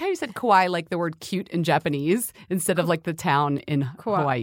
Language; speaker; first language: English; native; English